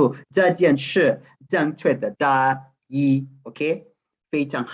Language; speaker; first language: Chinese; non-native, fluent; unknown